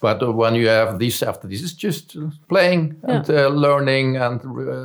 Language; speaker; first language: English; non-native, fluent; German